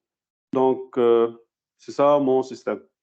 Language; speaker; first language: French; non-native, fluent; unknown